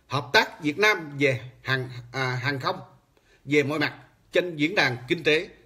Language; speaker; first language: Vietnamese; native; Vietnamese